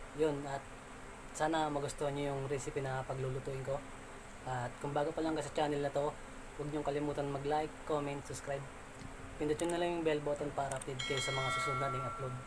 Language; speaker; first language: Filipino; non-native, local second language; Bikol